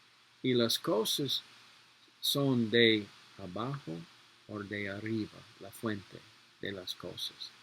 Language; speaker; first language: Spanish; non-native, learner; English